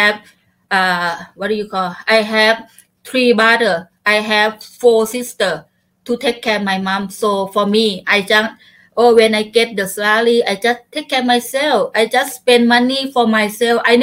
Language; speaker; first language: English; non-native, learner; Thai